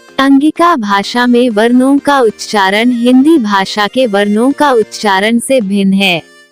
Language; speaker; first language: Hindi; non-native, local second language; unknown